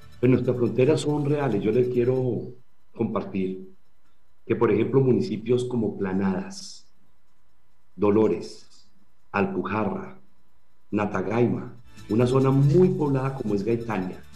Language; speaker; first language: Spanish; native; Spanish